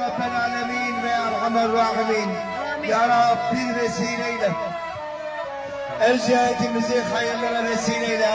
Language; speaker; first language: Turkish; native; Turkish